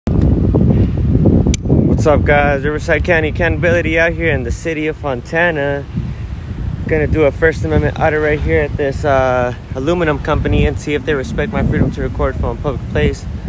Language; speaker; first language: English; early bilingual, other home language; Spanish